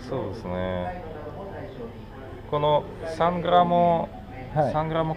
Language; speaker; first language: Japanese; non-native, learner; Russian